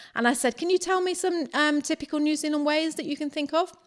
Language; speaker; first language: English; native; English